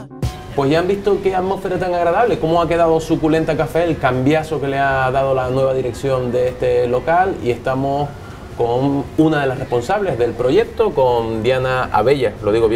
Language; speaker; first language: Spanish; native; Spanish